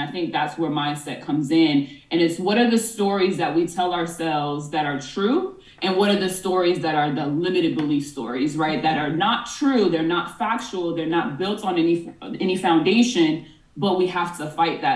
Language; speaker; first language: English; native; English